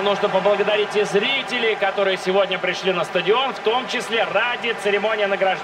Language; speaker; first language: Russian; native; Russian